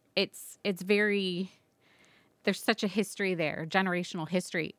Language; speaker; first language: English; native; English